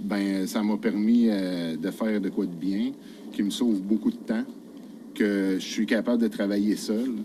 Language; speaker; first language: French; native; French